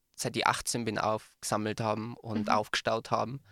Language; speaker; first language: German; native; German